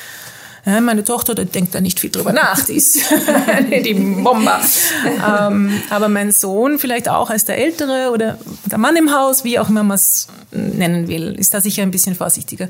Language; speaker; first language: German; early bilingual, heritage; German